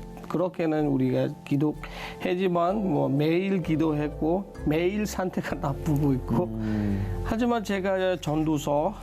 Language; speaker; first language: Korean; non-native, learner; S'gaw Karen